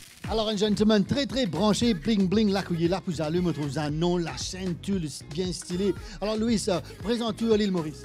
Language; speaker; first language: French; non-native, local second language; Morisyen